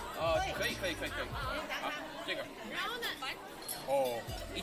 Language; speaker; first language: Chinese; non-native, fluent; English